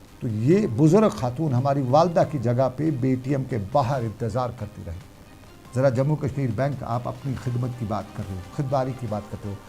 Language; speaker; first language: Urdu; non-native, local second language; Kashmiri